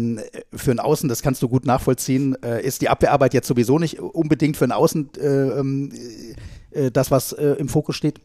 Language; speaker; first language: German; native; German